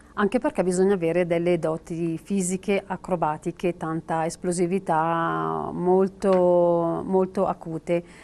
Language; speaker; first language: Italian; native; Italian